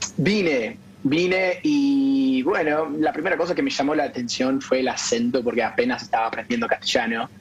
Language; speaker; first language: Spanish; non-native, fluent; English